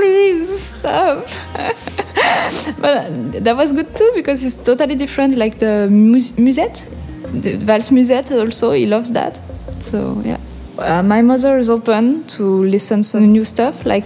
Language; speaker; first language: English; non-native, learner; French